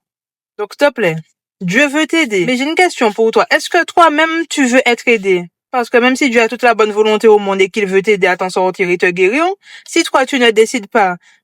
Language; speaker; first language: French; native; French